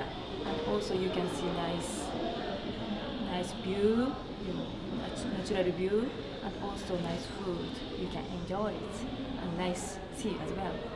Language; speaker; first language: English; non-native, learner; Japanese